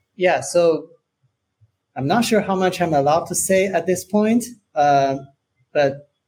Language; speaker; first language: English; non-native, fluent; Chinese